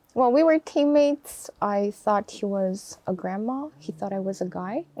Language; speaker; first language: English; non-native, fluent; Romanian